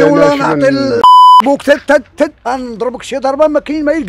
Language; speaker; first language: Arabic; native; Arabic